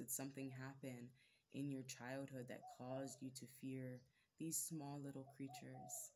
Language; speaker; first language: English; native; English